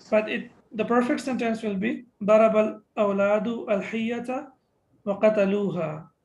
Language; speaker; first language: Arabic; non-native, fluent; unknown